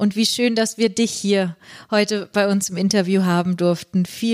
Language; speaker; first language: German; native; German